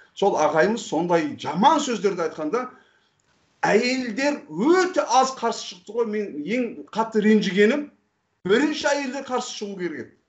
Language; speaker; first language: Kazakh; non-native, fluent; Turkish